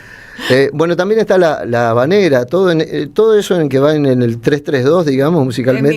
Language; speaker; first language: Spanish; native; Spanish